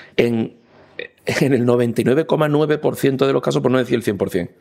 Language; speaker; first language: Spanish; native; Spanish